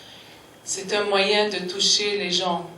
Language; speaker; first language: French; non-native, fluent; Arabic